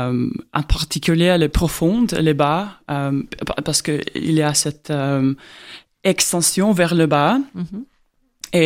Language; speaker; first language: French; non-native, fluent; Estonian